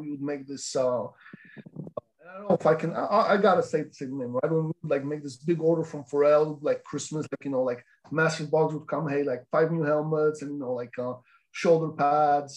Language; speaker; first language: English; non-native, fluent; Polish